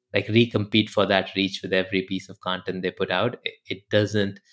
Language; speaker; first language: English; non-native, local second language; Hindi